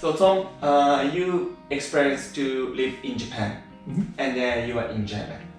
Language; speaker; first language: English; non-native, learner; Japanese